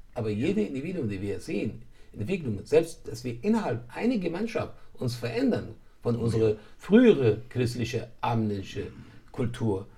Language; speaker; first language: German; non-native, fluent; Persian